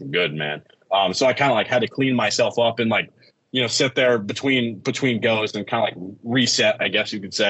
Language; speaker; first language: English; native; English